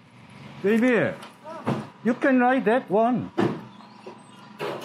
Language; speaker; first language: English; non-native, learner; Korean